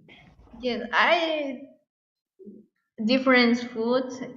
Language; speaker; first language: English; non-native, learner; Spanish